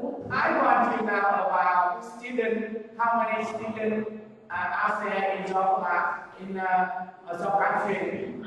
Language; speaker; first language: English; non-native, learner; Vietnamese